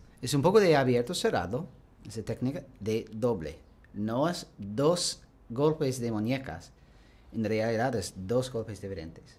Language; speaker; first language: Spanish; non-native, learner; English